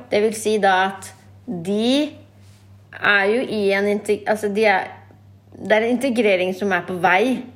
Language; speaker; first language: Norwegian; non-native, local second language; Kurdish